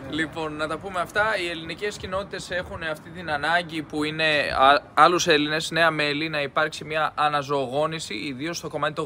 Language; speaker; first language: Greek; native; Greek